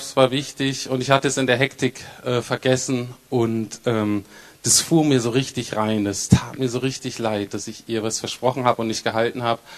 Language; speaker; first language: German; native; German